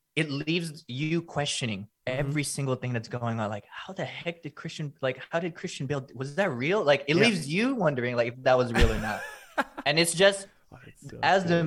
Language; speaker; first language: English; native; English